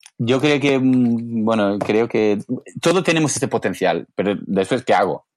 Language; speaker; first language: Spanish; non-native, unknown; English